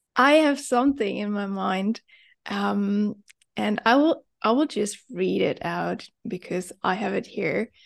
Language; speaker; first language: English; non-native, fluent; German